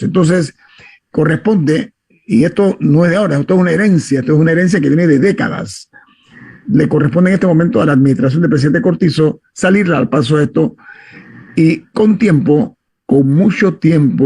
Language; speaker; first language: Spanish; native; Spanish